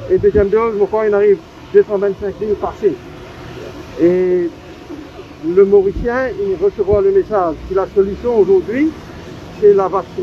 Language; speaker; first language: French; non-native, local second language; Morisyen